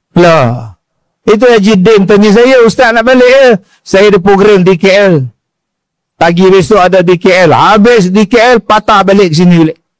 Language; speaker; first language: Malay; native; Malay